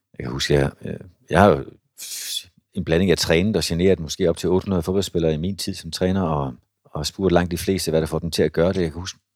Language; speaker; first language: Danish; native; Danish